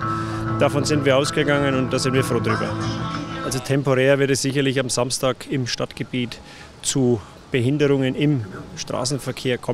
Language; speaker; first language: German; native; German